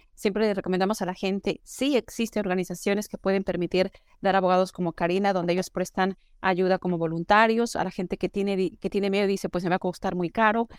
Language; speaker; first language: Spanish; native; Spanish